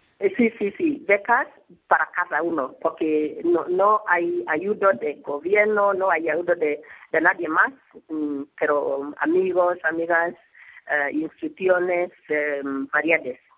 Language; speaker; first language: Spanish; non-native, learner; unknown